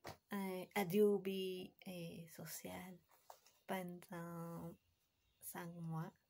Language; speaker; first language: French; non-native, learner; Spanish